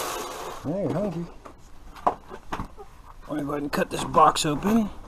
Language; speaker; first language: English; native; English